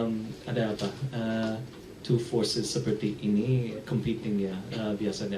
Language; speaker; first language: Indonesian; early bilingual, heritage; English